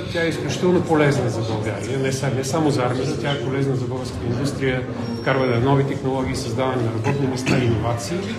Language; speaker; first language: Bulgarian; native; Bulgarian